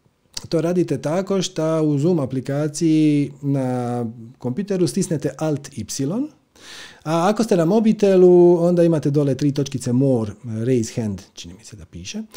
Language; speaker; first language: Croatian; native; Croatian